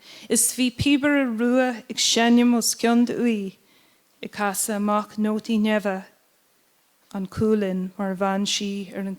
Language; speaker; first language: Irish; non-native, local second language; English